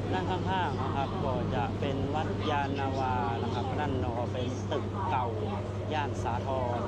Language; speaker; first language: Thai; native; Thai